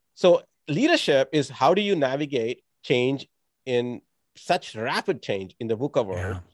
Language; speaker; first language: English; non-native, local second language; Tamil